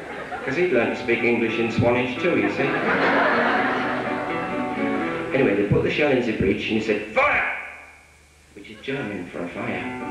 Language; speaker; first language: English; native; English